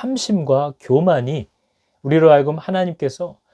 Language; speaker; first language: Korean; native; Korean